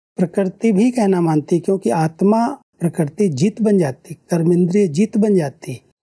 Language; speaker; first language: Hindi; native; Hindi